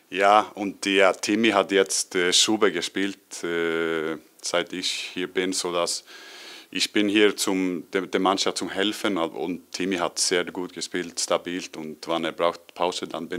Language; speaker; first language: German; non-native, learner; Icelandic